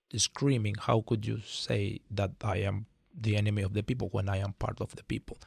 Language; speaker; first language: English; non-native, fluent; Spanish